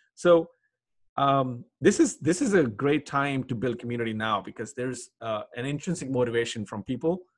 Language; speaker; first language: English; non-native, local second language; Telugu